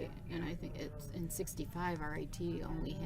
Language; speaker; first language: English; native; English